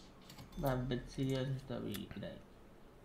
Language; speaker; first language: Russian; non-native, learner; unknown